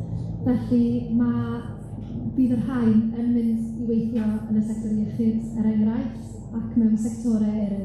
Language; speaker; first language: Welsh; native; Welsh